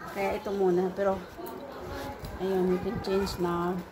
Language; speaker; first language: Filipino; native; Filipino